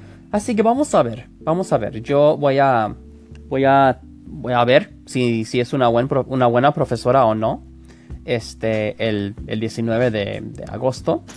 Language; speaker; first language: Spanish; non-native, fluent; English